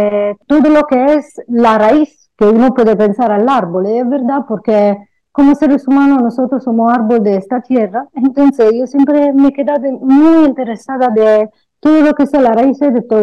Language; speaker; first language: Spanish; non-native, fluent; Italian